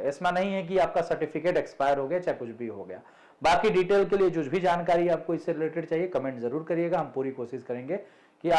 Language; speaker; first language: Hindi; native; Hindi